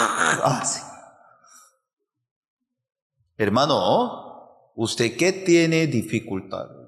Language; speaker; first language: Spanish; non-native, fluent; Korean